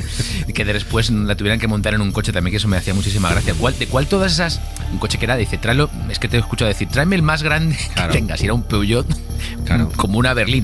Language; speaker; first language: Spanish; native; Spanish